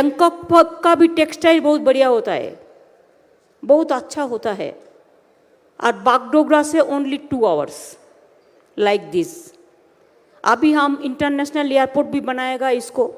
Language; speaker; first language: Hindi; non-native, local second language; Bangla